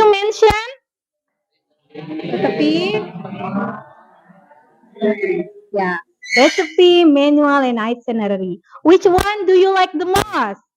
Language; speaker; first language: English; non-native, fluent; Indonesian